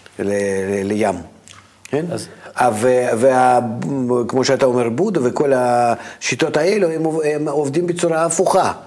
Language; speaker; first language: Hebrew; non-native, fluent; Russian